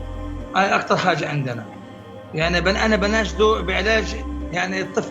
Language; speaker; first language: Arabic; native; Arabic